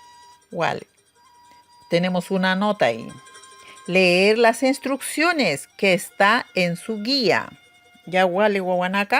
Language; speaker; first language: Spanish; non-native, local second language; Aymara